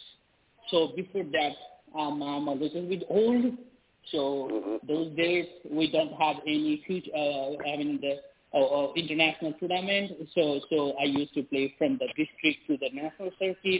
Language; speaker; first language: English; non-native, local second language; Nepali